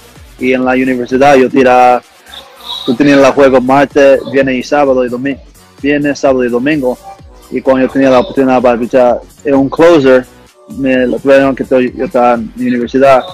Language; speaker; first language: Spanish; early bilingual, heritage; English